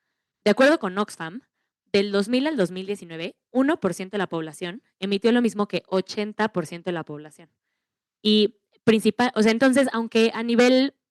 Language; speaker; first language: Spanish; native; Spanish